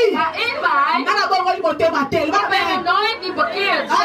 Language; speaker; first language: Dutch; non-native, fluent; Lingala